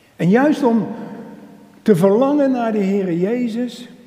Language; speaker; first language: Dutch; native; Dutch